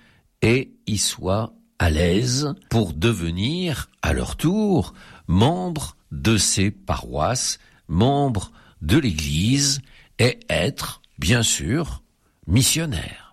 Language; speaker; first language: French; native; French